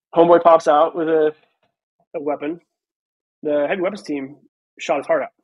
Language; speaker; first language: English; native; English